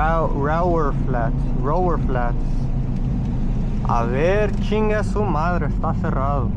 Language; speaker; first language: Spanish; early bilingual, heritage; Spanish